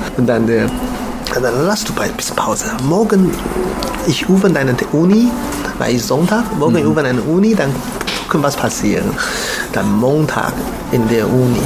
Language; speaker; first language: German; non-native, learner; Chinese